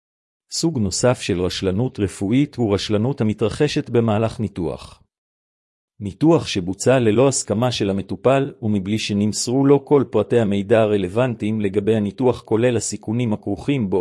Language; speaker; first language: Hebrew; native; Hebrew